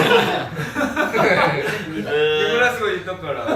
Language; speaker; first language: Japanese; non-native, fluent; Korean